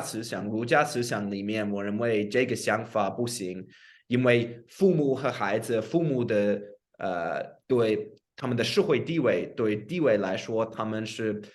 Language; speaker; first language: Chinese; non-native, fluent; English